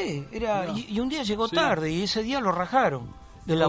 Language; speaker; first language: Spanish; native; Spanish